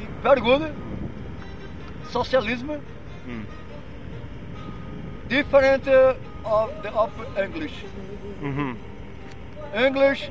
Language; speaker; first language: English; non-native, learner; Portuguese